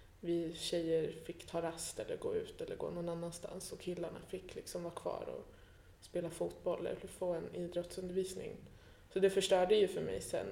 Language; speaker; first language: Swedish; early bilingual, other home language; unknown